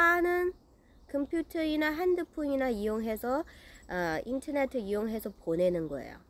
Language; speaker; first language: Korean; non-native, learner; Chinese